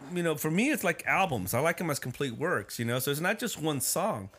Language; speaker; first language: English; early bilingual, other home language; Spanish